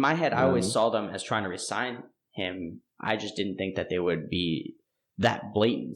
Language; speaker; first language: English; native; English